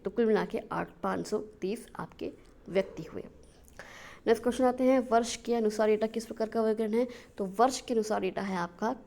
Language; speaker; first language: Hindi; native; Hindi